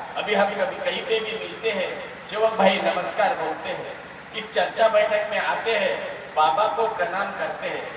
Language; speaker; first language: Hindi; non-native, local second language; Marathi